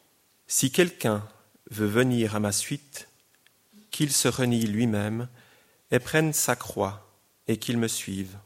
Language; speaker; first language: French; native; French